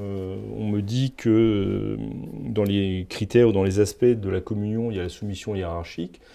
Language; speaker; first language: French; native; French